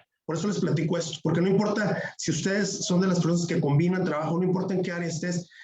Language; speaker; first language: Spanish; native; Spanish